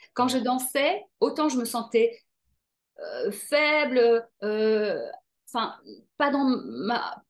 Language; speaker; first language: French; native; French